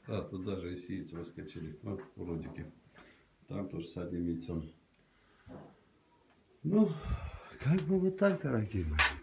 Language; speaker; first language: Russian; native; Russian